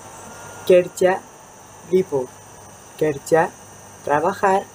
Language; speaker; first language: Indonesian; non-native, fluent; Spanish